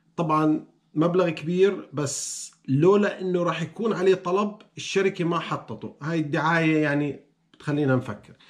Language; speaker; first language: Arabic; native; Arabic